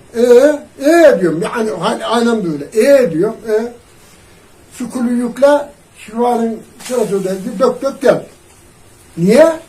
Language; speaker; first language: Turkish; native; Turkish